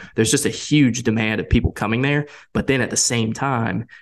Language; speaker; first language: English; native; English